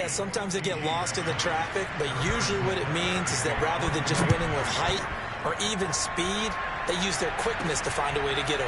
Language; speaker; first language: English; native; English